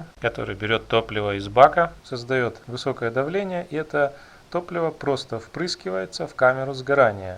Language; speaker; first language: Russian; native; Russian